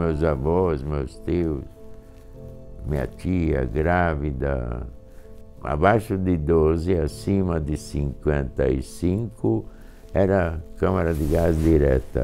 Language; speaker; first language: Portuguese; non-native, fluent; Hungarian